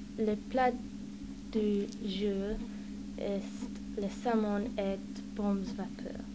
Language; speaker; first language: French; non-native, learner; English